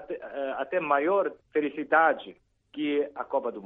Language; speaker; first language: Portuguese; non-native, fluent; Chinese